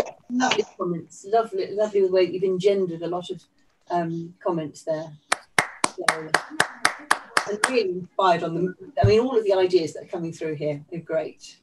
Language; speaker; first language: English; native; English